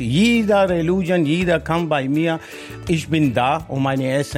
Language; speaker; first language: German; non-native, learner; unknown